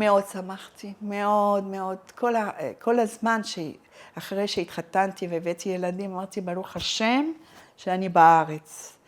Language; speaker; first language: Hebrew; non-native, fluent; Arabic